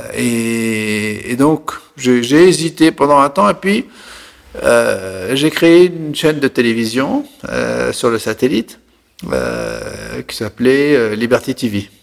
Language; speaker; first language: French; non-native, local second language; Arabic